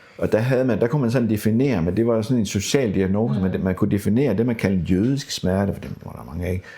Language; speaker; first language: Danish; native; Danish